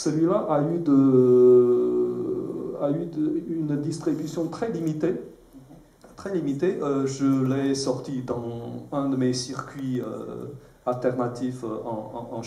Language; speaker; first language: French; non-native, fluent; Chinese